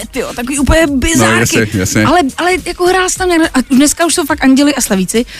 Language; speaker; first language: Czech; non-native, local second language; Polish